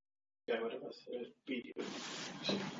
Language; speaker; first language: Spanish; non-native, fluent; Portuguese